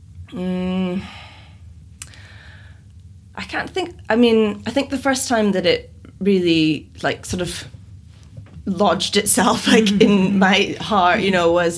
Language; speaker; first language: English; native; English